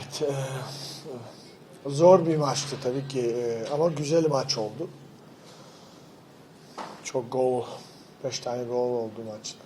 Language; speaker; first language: Turkish; non-native, fluent; Georgian